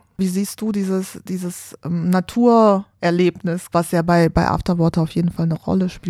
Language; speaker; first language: German; native; German